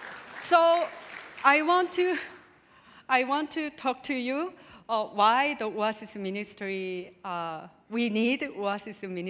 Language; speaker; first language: English; non-native, learner; Korean